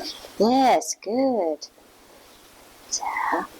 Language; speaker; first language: English; non-native, learner; Mongolian